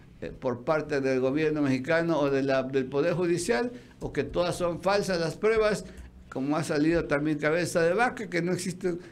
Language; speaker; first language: Spanish; native; Spanish